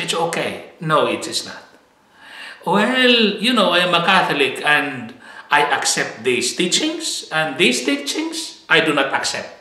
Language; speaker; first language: English; non-native, fluent; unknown